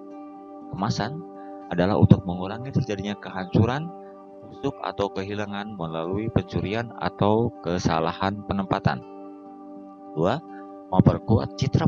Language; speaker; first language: Indonesian; native; Indonesian